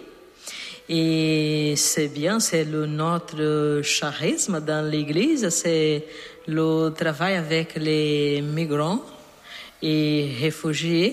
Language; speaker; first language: French; non-native, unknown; Portuguese